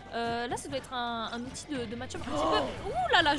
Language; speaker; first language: French; native; French